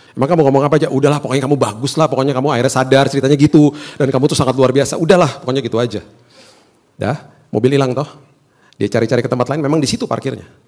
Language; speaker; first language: Indonesian; native; Indonesian